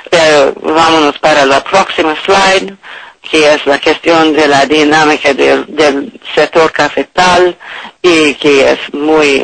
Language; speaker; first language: Spanish; non-native, learner; English